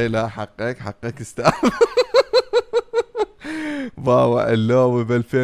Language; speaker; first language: Arabic; native; Arabic